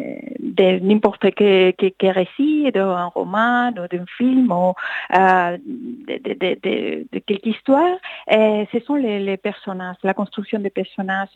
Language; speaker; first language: French; non-native, fluent; Spanish